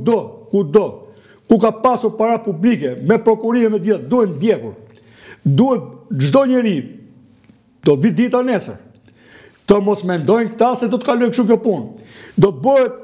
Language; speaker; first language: Albanian; native; Albanian